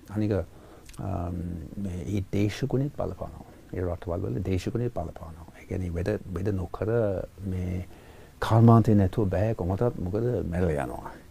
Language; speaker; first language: Sinhala; non-native, fluent; English